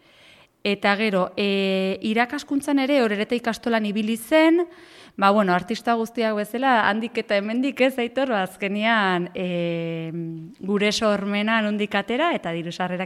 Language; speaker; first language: Basque; native; Basque